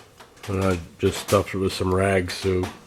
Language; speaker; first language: English; native; English